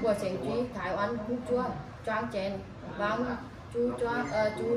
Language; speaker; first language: Chinese; non-native, learner; Vietnamese